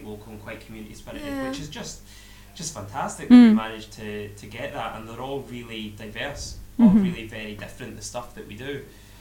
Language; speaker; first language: English; native; English